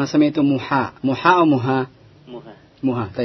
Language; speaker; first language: Arabic; non-native, fluent; Indonesian